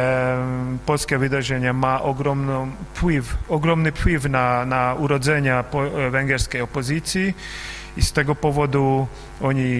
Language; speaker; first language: Polish; non-native, fluent; Hungarian